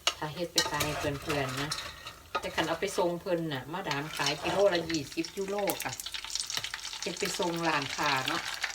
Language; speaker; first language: Thai; non-native, local second language; Northeastern Thai